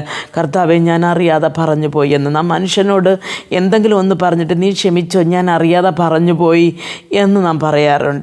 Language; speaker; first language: Malayalam; native; Malayalam